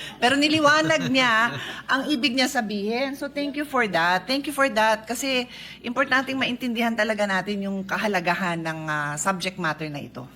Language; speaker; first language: Filipino; native; Filipino